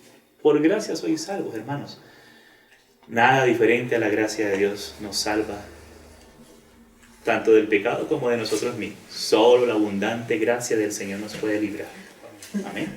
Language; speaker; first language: Spanish; native; Spanish